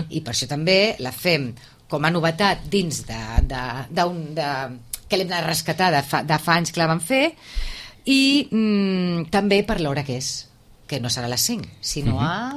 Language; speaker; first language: Catalan; native; Catalan